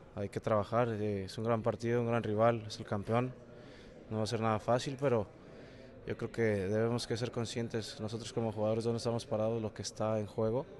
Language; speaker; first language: Spanish; native; Spanish